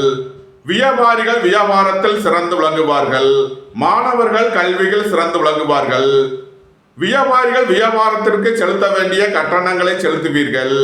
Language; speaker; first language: Tamil; native; Tamil